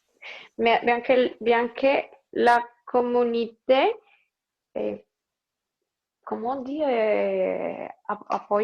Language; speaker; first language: French; non-native, learner; Spanish